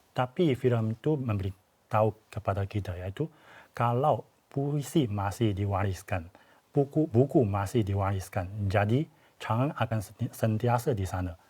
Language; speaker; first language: Malay; non-native, fluent; Chinese